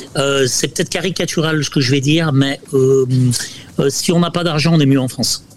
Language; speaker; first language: French; native; French